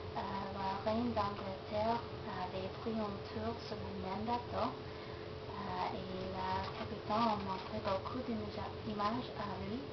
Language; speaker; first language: French; non-native, learner; English